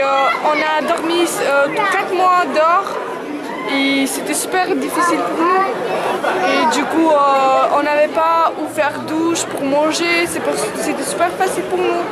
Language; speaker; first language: French; non-native, learner; Albanian